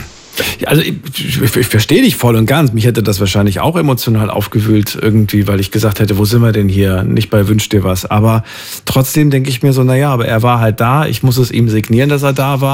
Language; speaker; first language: German; native; German